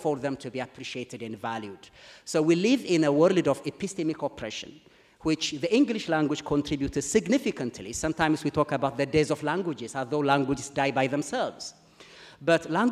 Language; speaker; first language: English; non-native, fluent; Amharic